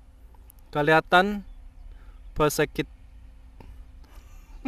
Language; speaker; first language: Indonesian; non-native, learner; Chinese